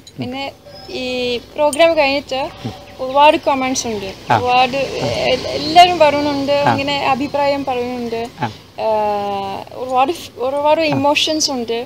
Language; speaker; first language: Malayalam; early bilingual, heritage; Malayalam